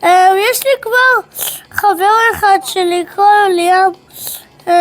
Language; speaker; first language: Hebrew; early bilingual, heritage; Hebrew